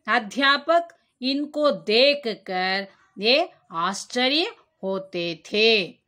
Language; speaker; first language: Hindi; non-native, local second language; Kannada